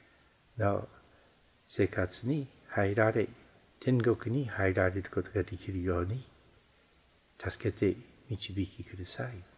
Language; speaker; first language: Japanese; non-native, fluent; English